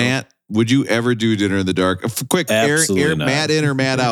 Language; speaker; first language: English; native; English